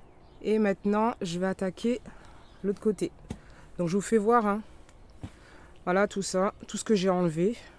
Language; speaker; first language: French; native; French